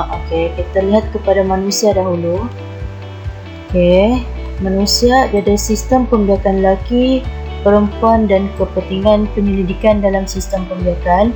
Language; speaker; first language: Malay; native; Malay